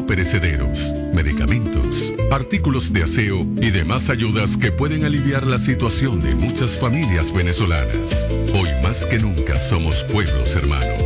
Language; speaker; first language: Spanish; native; Spanish